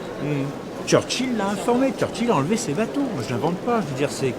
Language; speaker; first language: French; native; French